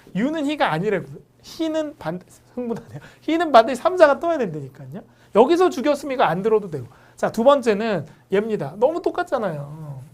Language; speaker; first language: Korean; native; Korean